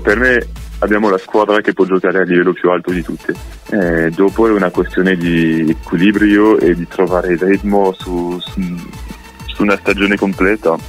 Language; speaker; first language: Italian; non-native, fluent; French